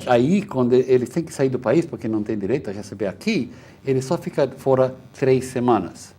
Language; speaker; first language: Portuguese; non-native, fluent; Spanish